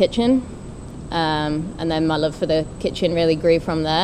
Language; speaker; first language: English; native; English